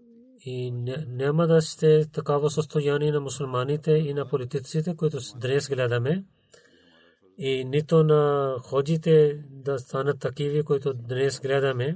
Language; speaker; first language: Bulgarian; non-native, learner; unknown